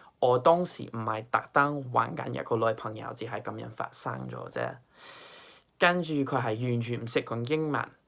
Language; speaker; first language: Cantonese; non-native, fluent; English